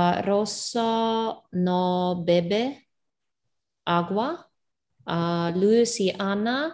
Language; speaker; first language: Spanish; non-native, learner; Russian